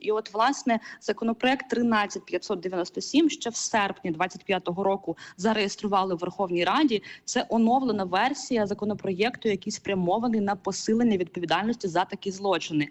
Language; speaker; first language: Ukrainian; native; Ukrainian